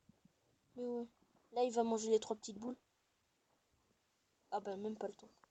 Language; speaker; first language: French; native; French